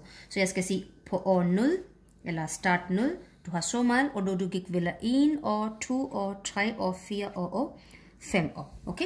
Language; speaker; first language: Danish; non-native, fluent; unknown